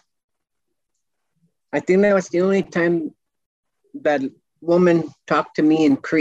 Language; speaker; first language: English; non-native, local second language; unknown